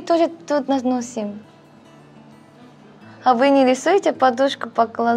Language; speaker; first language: Russian; non-native, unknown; Korean